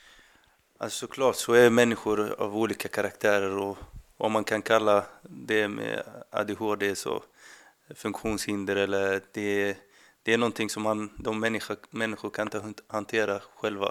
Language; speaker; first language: Swedish; non-native, fluent; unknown